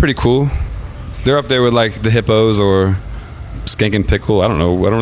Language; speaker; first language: English; native; English